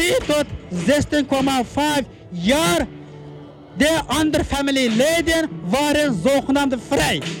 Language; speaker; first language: Dutch; non-native, learner; Uyghur